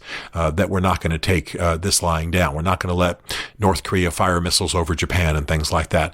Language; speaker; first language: English; native; English